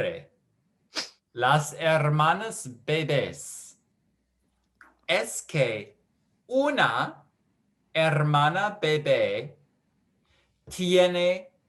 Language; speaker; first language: Spanish; non-native, learner; English